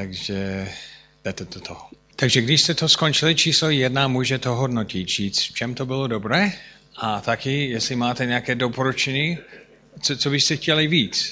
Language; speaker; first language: Czech; non-native, fluent; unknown